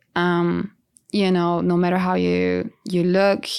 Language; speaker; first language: English; non-native, fluent; Italian